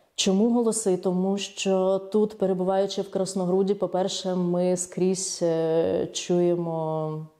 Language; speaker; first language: Ukrainian; native; Ukrainian